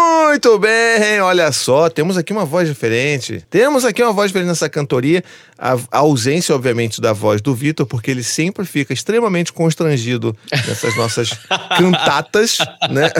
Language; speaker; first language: Portuguese; native; Portuguese